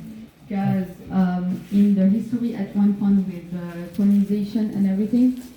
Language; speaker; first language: English; non-native, fluent; French